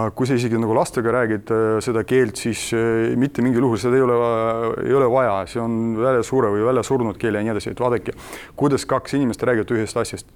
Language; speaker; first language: Estonian; non-native, local second language; Russian